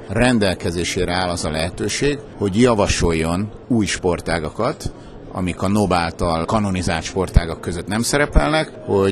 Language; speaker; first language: Hungarian; native; Hungarian